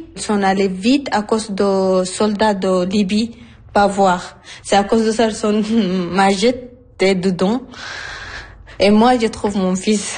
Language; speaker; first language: French; non-native, learner; Arabic